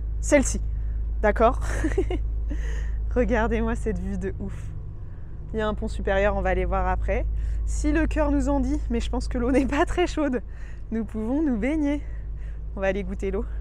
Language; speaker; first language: French; native; French